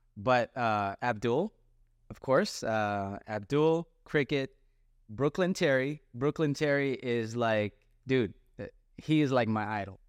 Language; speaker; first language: English; native; English